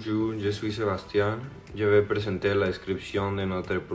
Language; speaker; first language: French; non-native, learner; Spanish